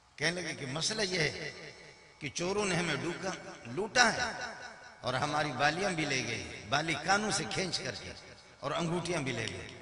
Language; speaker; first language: Urdu; non-native, local second language; Brahui